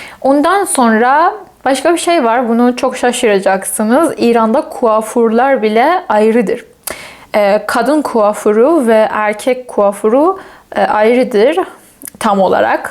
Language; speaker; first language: Turkish; non-native, fluent; Persian